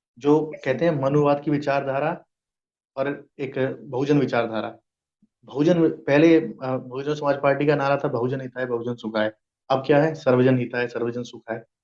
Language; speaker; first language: Hindi; native; Hindi